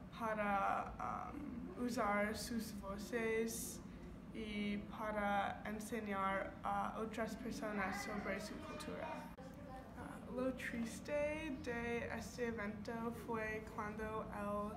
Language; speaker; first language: Spanish; non-native, learner; English